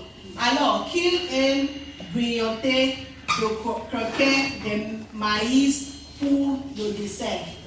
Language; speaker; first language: French; non-native, learner; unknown